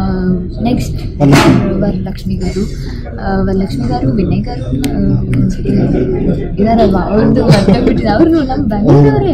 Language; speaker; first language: Kannada; non-native, local second language; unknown